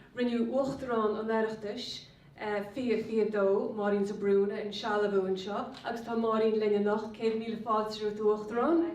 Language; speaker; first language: Irish; native; Irish